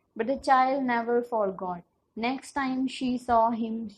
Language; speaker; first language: English; non-native, local second language; Punjabi